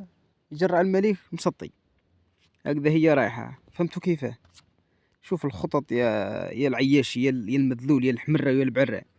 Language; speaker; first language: Arabic; native; Arabic